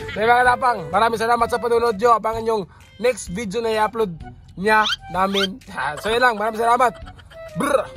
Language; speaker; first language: Filipino; non-native, local second language; Cebuano